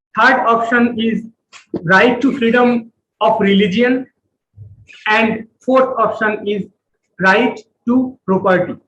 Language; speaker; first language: English; non-native, local second language; Bangla